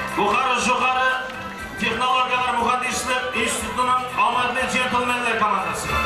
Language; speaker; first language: Uzbek; non-native, local second language; Kara-Kalpak